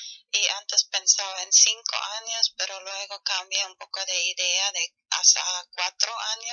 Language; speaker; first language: Spanish; non-native, fluent; German